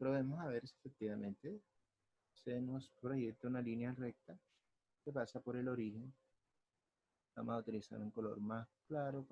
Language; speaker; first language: Spanish; native; Spanish